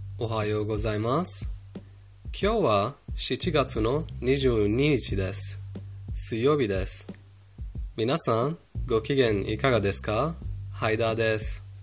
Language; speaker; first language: Japanese; non-native, fluent; Persian